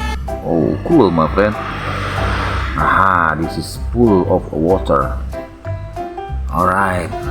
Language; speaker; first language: English; non-native, learner; Indonesian